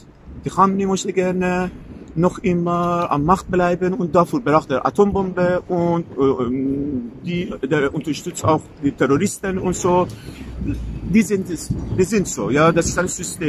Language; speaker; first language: German; non-native, fluent; Persian